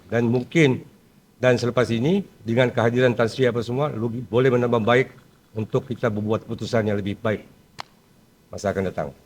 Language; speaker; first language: Malay; native; Malay